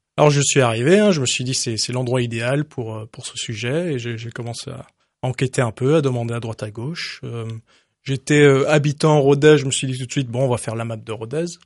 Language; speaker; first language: French; early bilingual, heritage; English